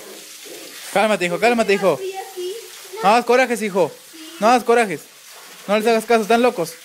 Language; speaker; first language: Spanish; native; Spanish